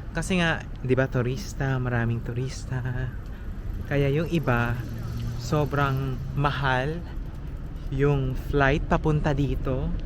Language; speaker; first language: Filipino; native; Filipino